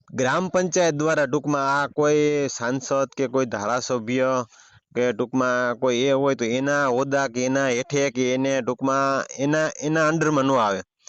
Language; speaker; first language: Gujarati; native; Gujarati